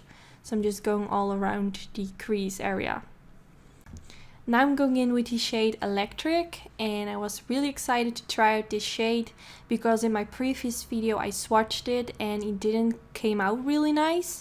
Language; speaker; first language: English; non-native, fluent; Dutch